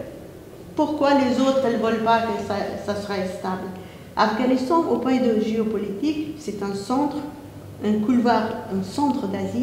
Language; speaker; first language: French; non-native, fluent; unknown